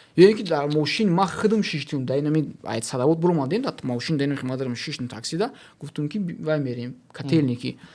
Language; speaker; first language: Tajik; native; Tajik